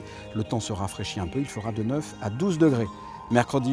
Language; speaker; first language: French; native; French